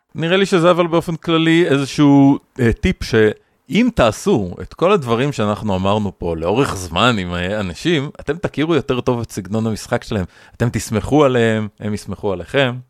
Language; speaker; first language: Hebrew; native; Hebrew